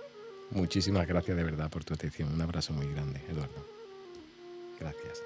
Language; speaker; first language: Spanish; native; Spanish